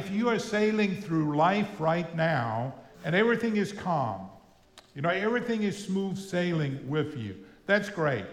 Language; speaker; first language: English; non-native, fluent; German